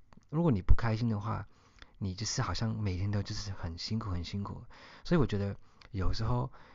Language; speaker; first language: Chinese; early bilingual, heritage; Chinese